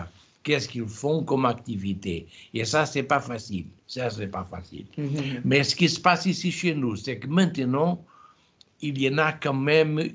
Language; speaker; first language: French; non-native, fluent; Portuguese